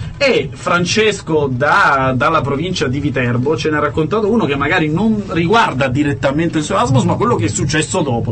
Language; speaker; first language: Italian; native; Italian